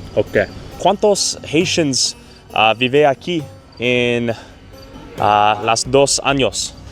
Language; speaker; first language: Spanish; non-native, learner; English